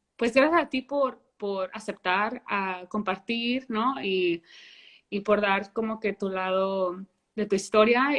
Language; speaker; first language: Spanish; early bilingual, heritage; Spanish